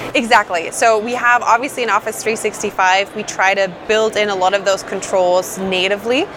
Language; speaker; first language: English; non-native, fluent; German